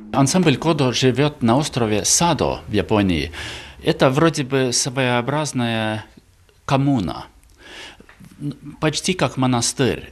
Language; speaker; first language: Russian; non-native, fluent; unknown